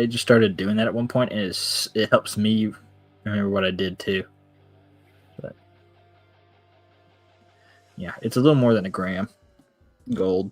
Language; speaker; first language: English; native; English